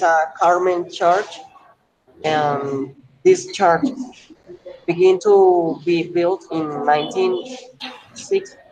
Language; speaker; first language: English; non-native, learner; Spanish